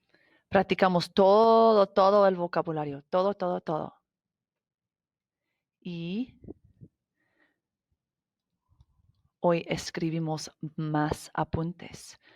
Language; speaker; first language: Spanish; non-native, fluent; English